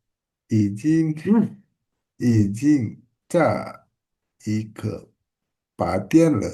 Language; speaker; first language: Chinese; non-native, learner; Indonesian